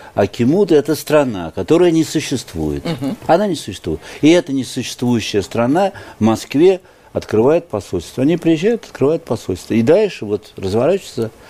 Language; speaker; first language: Russian; native; Russian